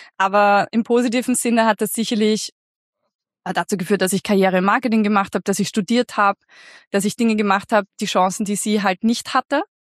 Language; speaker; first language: German; native; German